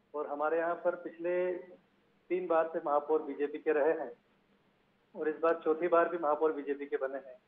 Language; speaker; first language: Hindi; native; Hindi